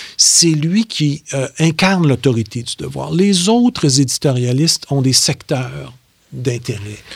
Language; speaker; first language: French; native; French